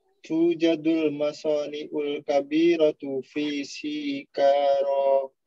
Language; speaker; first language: Arabic; non-native, learner; Indonesian